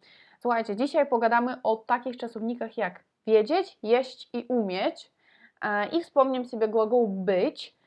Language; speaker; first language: Polish; non-native, fluent; Russian